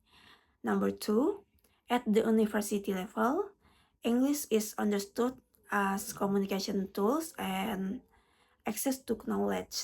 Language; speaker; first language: English; non-native, learner; Indonesian